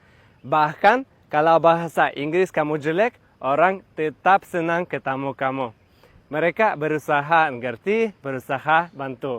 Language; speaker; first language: Indonesian; non-native, fluent; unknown